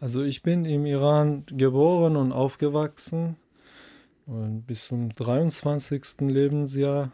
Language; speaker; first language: German; non-native, fluent; Persian